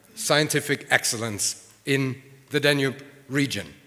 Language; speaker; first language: English; non-native, fluent; German